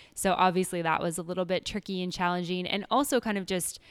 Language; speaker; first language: English; native; English